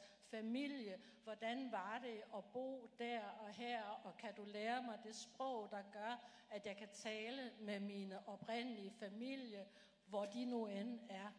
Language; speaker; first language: Danish; native; Danish